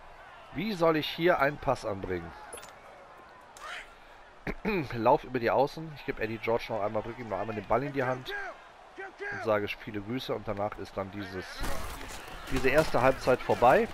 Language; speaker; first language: German; native; German